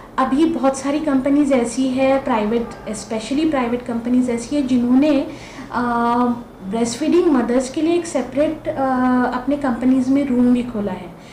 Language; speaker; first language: Hindi; non-native, local second language; Marathi